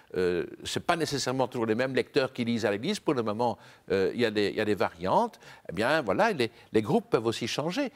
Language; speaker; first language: French; native; French